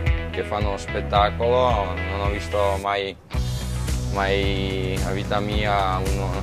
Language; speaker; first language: Italian; non-native, learner; Slovak